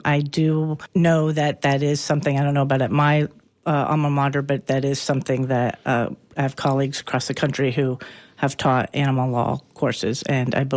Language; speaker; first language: English; native; English